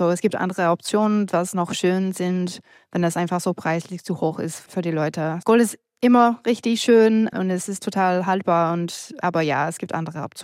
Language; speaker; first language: German; non-native, fluent; English